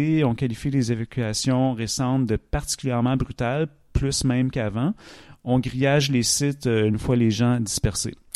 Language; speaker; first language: French; native; French